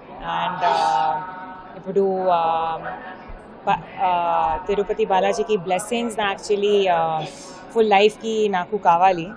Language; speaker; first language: Telugu; non-native, learner; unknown